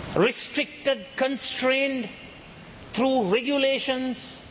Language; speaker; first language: English; non-native, local second language; Sinhala